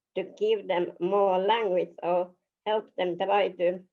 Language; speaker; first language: English; non-native, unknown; Finnish